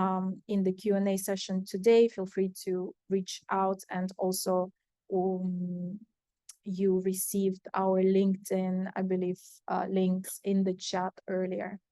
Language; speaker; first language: English; non-native, fluent; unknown